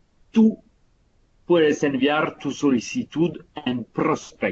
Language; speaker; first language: Spanish; non-native, fluent; Italian